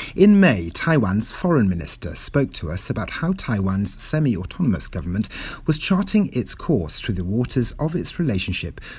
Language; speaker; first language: English; non-native, local second language; Welsh